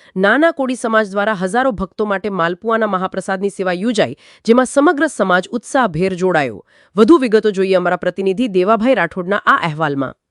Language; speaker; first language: Gujarati; native; Gujarati